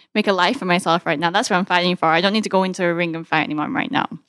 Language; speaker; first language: English; native; English